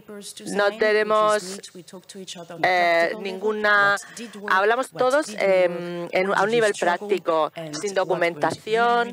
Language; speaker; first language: Spanish; non-native, fluent; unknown